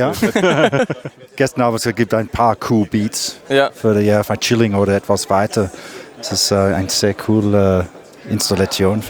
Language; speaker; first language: German; non-native, learner; English